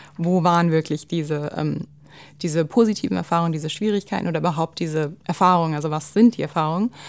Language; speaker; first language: German; native; German